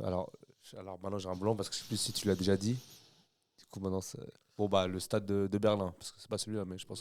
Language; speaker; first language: French; native; French